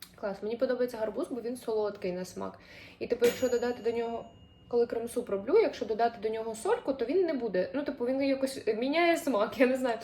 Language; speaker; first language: Ukrainian; native; Ukrainian